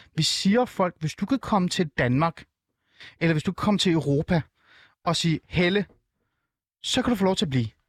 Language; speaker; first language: Danish; early bilingual, other home language; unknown